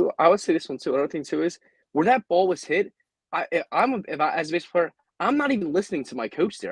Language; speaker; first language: English; native; English